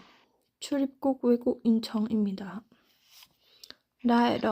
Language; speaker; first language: Korean; non-native, learner; Thai